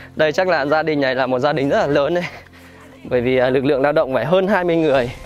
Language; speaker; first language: Vietnamese; native; Vietnamese